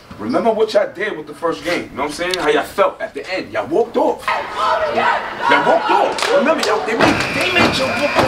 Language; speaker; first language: English; native; English